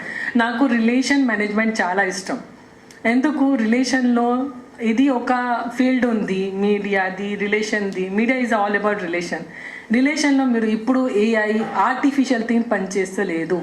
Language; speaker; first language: Telugu; non-native, local second language; Hindi